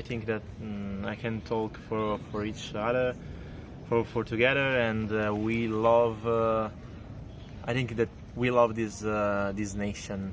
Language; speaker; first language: English; non-native, learner; Italian